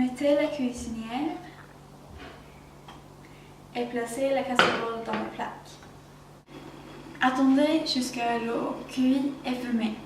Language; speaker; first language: French; non-native, learner; Swedish